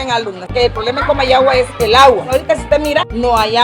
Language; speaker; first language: Spanish; native; Spanish